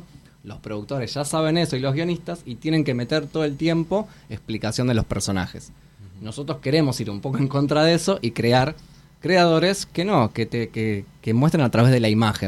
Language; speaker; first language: Spanish; native; Spanish